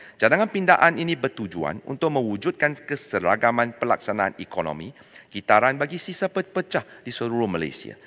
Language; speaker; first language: Malay; non-native, local second language; Chinese